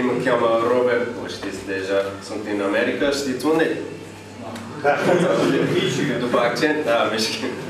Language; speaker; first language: Romanian; non-native, fluent; English